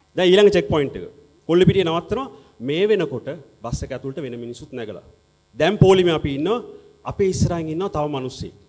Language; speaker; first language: Sinhala; non-native, local second language; Tamil